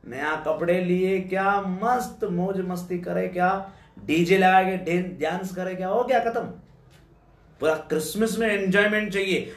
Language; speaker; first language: Hindi; non-native, local second language; Telugu